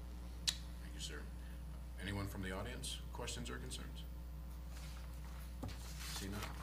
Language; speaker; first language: English; native; English